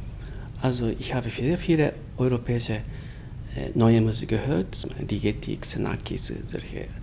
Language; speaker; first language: German; non-native, learner; Japanese